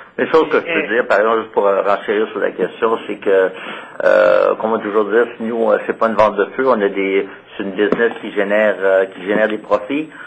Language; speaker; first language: French; native; French